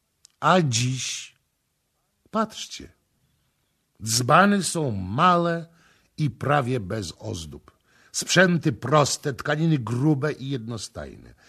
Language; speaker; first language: Polish; native; Polish